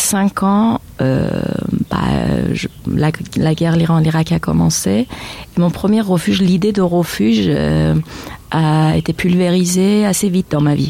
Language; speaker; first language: French; non-native, fluent; Persian